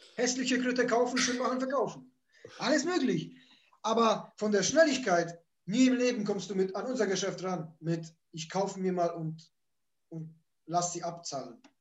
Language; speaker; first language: German; early bilingual, other home language; Polish